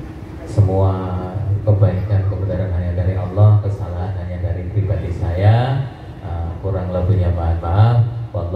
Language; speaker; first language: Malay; non-native, local second language; Javanese